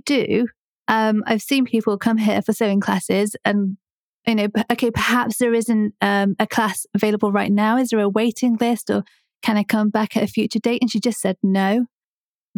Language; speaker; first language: English; native; English